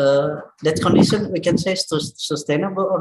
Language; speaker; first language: English; non-native, learner; Indonesian